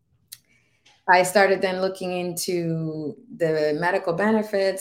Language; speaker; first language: English; non-native, fluent; Spanish